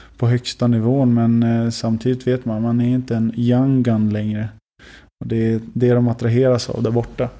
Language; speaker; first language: Swedish; early bilingual, other home language; Lithuanian